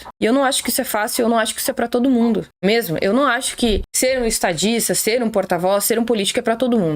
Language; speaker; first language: Portuguese; native; Portuguese